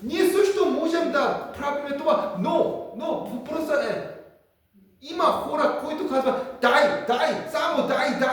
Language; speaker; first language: Bulgarian; non-native, learner; Korean